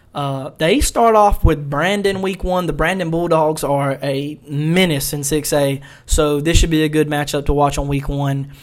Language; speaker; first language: English; native; English